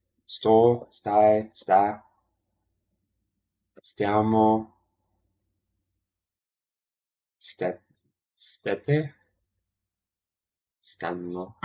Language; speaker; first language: Italian; non-native, learner; English